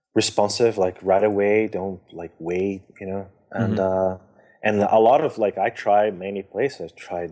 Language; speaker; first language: English; non-native, fluent; Portuguese